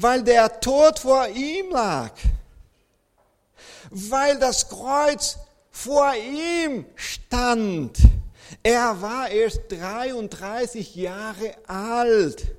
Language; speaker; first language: German; non-native, fluent; Portuguese